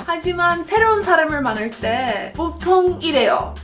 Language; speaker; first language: Korean; non-native, fluent; English